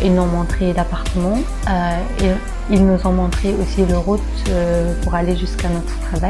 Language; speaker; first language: French; non-native, local second language; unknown